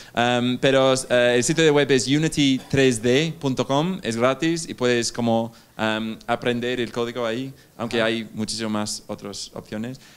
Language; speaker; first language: Spanish; non-native, fluent; English